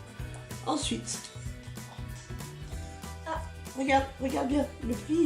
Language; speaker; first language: French; native; French